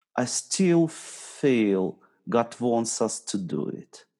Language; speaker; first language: English; non-native, fluent; Ukrainian